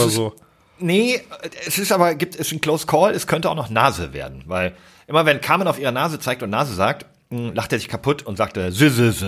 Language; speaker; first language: German; native; German